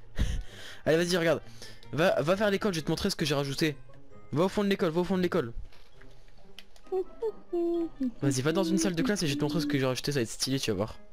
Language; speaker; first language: French; native; French